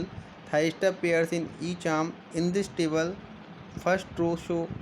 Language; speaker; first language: English; non-native, local second language; Hindi